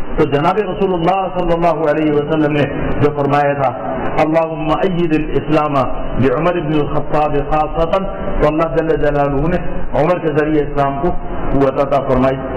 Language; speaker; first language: Urdu; native; Urdu